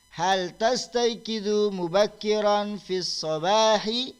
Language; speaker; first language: Arabic; non-native, fluent; Indonesian